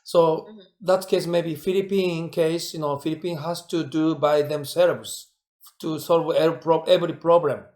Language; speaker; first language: English; non-native, fluent; Japanese